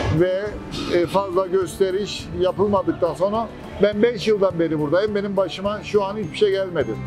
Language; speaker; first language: Turkish; early bilingual, heritage; Turkish